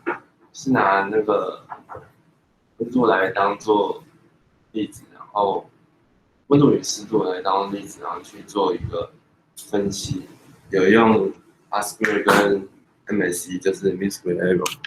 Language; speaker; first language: Chinese; native; Chinese